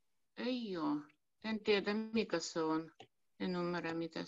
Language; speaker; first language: Finnish; non-native, learner; Russian